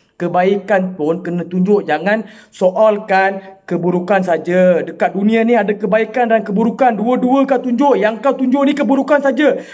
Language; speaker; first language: Malay; non-native, local second language; Tamil